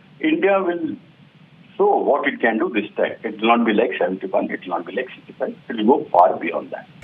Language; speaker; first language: English; non-native, local second language; Malayalam